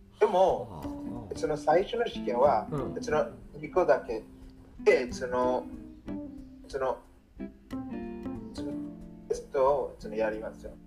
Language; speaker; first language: Japanese; non-native, learner; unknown